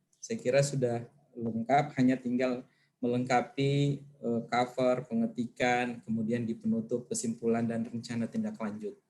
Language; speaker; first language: Indonesian; native; Indonesian